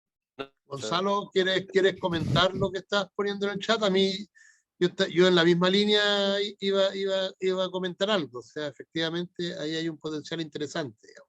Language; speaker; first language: Spanish; native; Spanish